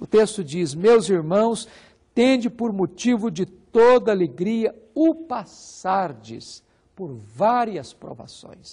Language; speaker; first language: Portuguese; native; Portuguese